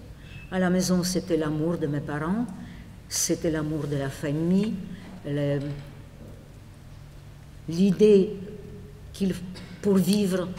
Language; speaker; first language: French; non-native, fluent; Polish